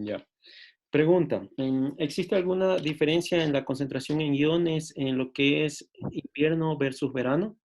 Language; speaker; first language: Spanish; native; Spanish